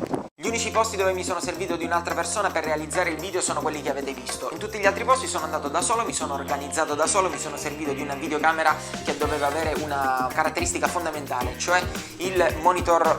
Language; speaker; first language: Italian; native; Italian